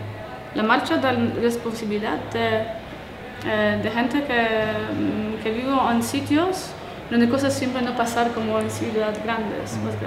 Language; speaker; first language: Spanish; non-native, learner; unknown